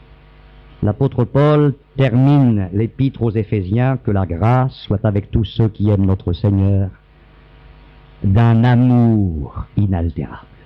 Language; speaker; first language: French; native; French